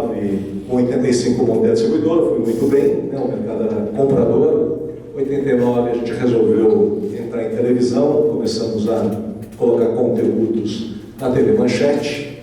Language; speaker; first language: Portuguese; native; Portuguese